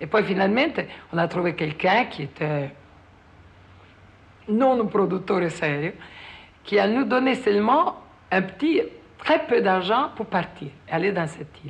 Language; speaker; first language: French; non-native, fluent; Italian